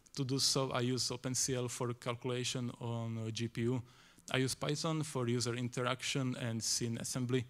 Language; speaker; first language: English; non-native, fluent; Slovak